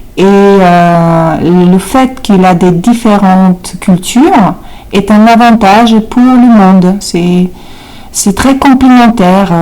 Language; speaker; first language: French; non-native, fluent; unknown